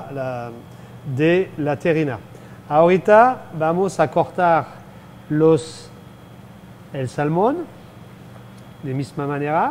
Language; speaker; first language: Spanish; non-native, fluent; French